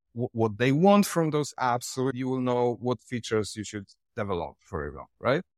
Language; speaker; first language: English; non-native, fluent; Polish